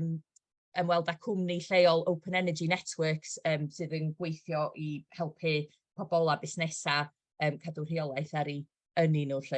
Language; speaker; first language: Welsh; native; Welsh